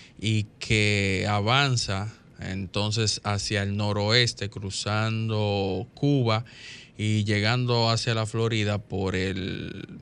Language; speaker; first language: Spanish; native; Spanish